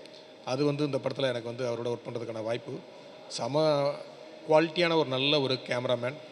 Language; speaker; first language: Tamil; native; Tamil